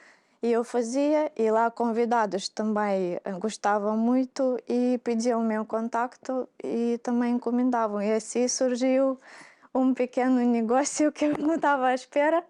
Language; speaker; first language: Portuguese; non-native, fluent; Russian